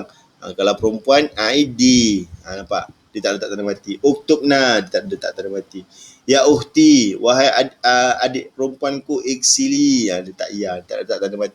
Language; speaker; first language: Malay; native; Malay